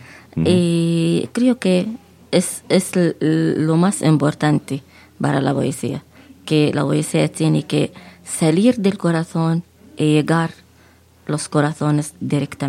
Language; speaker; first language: Spanish; non-native, fluent; Arabic